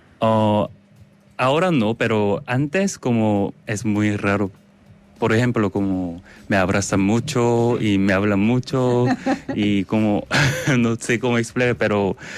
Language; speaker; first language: Spanish; non-native, learner; Korean